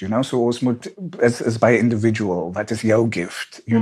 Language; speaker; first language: English; non-native, local second language; Afrikaans